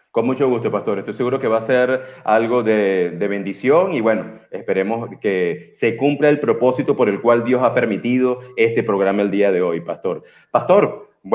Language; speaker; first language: Spanish; native; Spanish